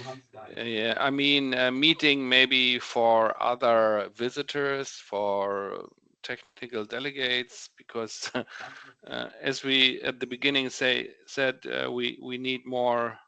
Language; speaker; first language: English; non-native, fluent; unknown